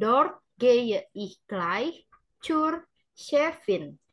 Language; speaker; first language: German; non-native, learner; Indonesian